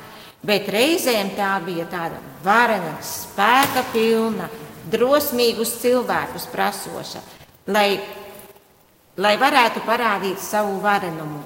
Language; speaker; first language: Latvian; native; Latvian